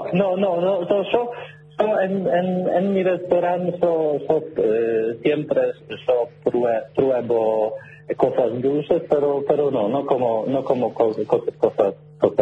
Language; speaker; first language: Spanish; non-native, learner; Polish